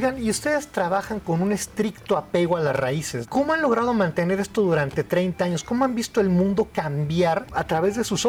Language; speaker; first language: Spanish; native; Spanish